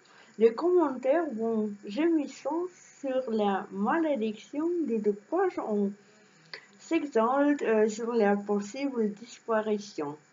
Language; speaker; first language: French; non-native, learner; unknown